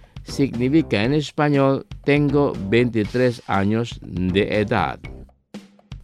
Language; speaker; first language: Spanish; non-native, fluent; Indonesian